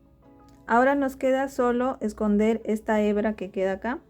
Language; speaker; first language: Spanish; native; Spanish